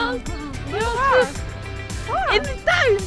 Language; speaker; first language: Dutch; early bilingual, other home language; Chinese